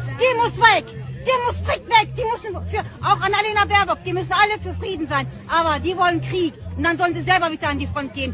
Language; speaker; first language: German; non-native, fluent; Turkish